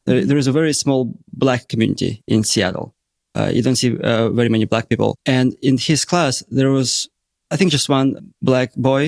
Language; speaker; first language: English; non-native, fluent; Russian